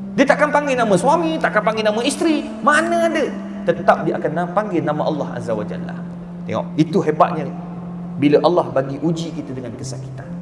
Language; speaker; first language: Malay; native; Malay